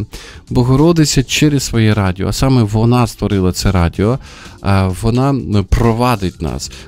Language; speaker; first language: Ukrainian; native; Ukrainian